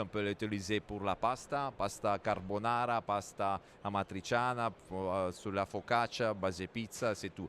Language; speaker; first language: French; non-native, fluent; Italian